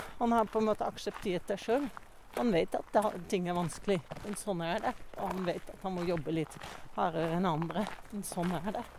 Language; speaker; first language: Norwegian; non-native, fluent; Dutch